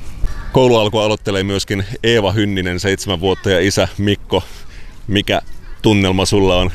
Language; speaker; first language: Finnish; native; Finnish